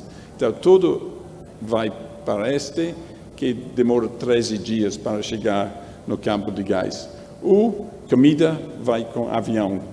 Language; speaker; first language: Portuguese; non-native, learner; English